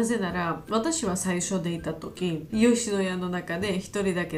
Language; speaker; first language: Japanese; non-native, learner; Georgian